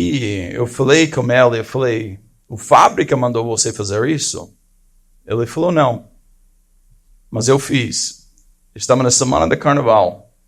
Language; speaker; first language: Portuguese; non-native, fluent; English